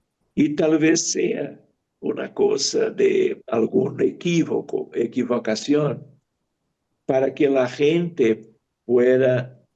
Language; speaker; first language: Spanish; non-native, fluent; Portuguese